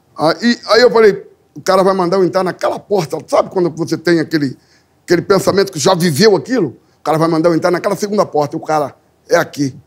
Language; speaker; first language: Portuguese; native; Portuguese